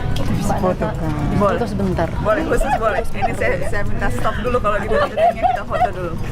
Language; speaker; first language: Indonesian; native; Indonesian